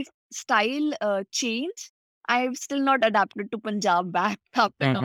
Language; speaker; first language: English; non-native, local second language; Punjabi